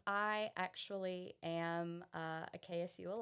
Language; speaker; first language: English; native; English